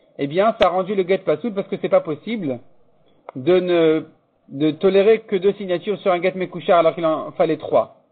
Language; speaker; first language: French; native; French